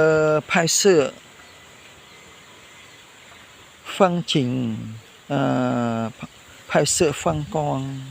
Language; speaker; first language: Chinese; non-native, learner; Khmer